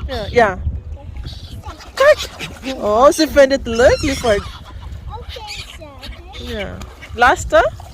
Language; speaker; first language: Dutch; non-native, fluent; Cebuano